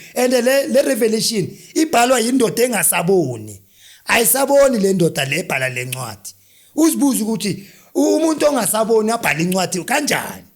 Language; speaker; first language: Zulu; native; Zulu